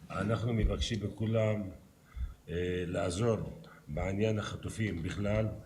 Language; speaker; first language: Hebrew; non-native, local second language; Arabic